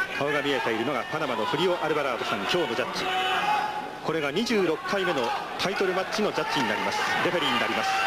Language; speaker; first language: Japanese; native; Japanese